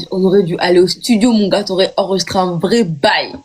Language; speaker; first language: French; native; French